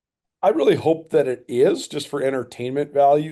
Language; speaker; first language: English; native; English